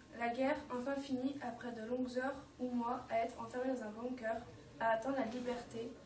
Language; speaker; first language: French; native; French